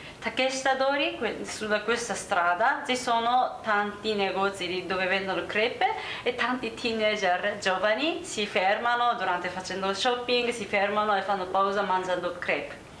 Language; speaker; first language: Italian; non-native, learner; Japanese